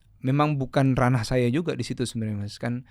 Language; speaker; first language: Indonesian; native; Indonesian